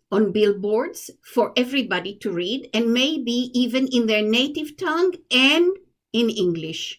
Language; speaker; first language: English; non-native, fluent; Hebrew